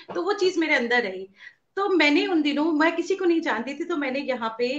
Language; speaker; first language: Hindi; native; Hindi